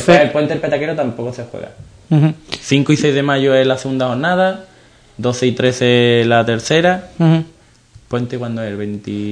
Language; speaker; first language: Spanish; native; Spanish